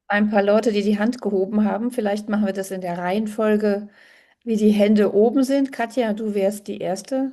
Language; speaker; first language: German; native; German